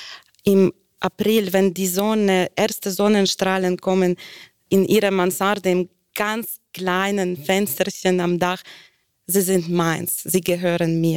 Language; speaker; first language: German; non-native, fluent; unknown